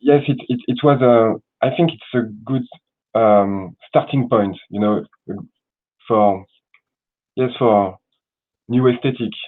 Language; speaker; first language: English; non-native, learner; French